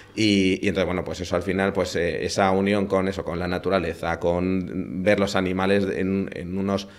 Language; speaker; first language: Spanish; native; Spanish